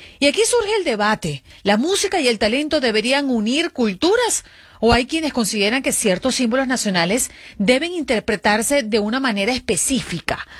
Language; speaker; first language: Spanish; native; Spanish